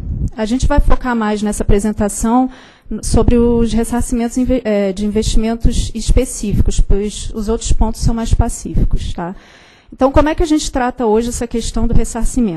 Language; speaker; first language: Portuguese; native; Portuguese